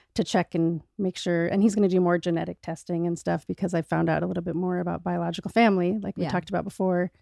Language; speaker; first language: English; native; English